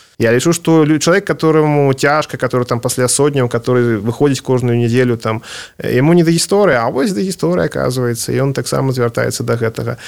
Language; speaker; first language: Belarusian; non-native, local second language; Russian